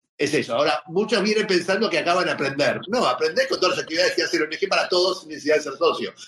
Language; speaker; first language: Spanish; native; Spanish